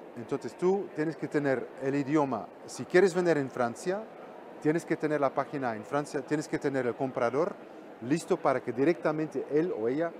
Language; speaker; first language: Spanish; non-native, fluent; Dutch